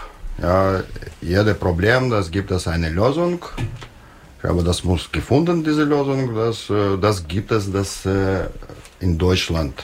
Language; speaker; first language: German; non-native, learner; Russian